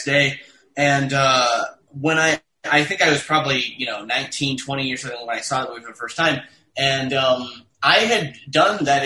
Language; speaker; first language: English; native; English